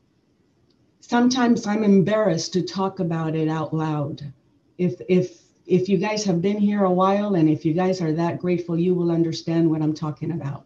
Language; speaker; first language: English; early bilingual, other home language; Spanish